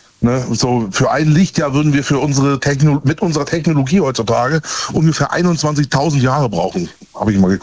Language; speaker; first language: German; native; German